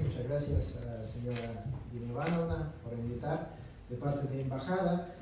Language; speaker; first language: Spanish; non-native, fluent; Russian